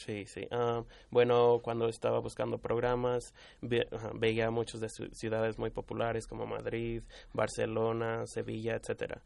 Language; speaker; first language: Spanish; early bilingual, heritage; Spanish